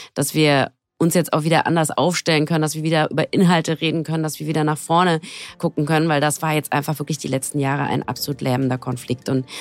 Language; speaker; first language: German; native; German